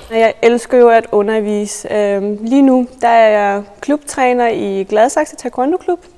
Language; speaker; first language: Danish; native; Danish